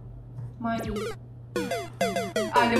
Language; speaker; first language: Russian; native; Russian